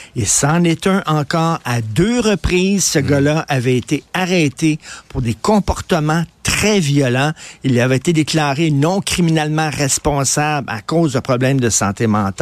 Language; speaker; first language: French; native; French